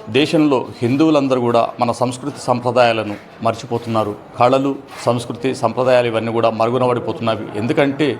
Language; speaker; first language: Telugu; native; Telugu